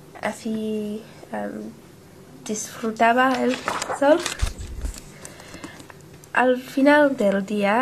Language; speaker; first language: Spanish; non-native, learner; English